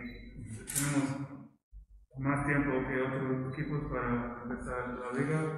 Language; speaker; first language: Spanish; non-native, learner; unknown